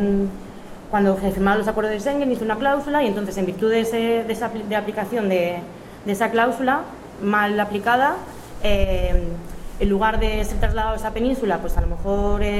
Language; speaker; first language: Spanish; native; Spanish